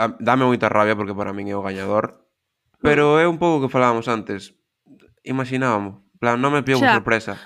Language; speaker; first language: Galician; non-native, local second language; Spanish